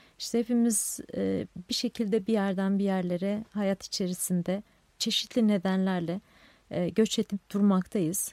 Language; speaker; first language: Turkish; non-native, local second language; Kurdish